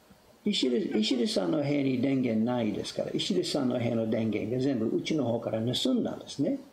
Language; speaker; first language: Japanese; non-native, fluent; English